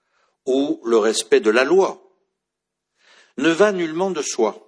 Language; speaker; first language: French; native; French